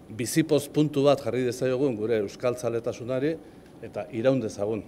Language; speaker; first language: Basque; native; Basque